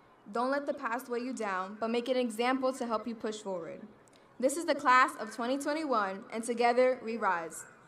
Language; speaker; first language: English; early bilingual, other home language; Spanish